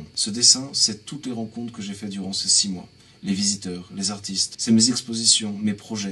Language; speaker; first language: French; native; French